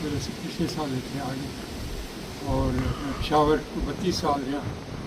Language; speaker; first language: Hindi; non-native, local second language; Punjabi